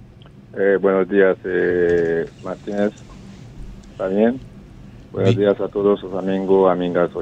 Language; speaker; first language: Spanish; non-native, fluent; Haitian Creole